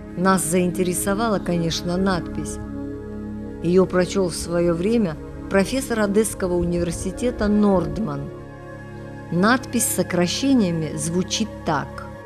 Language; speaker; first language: Russian; native; Russian